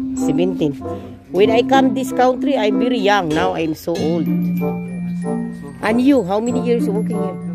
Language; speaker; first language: English; non-native, local second language; Filipino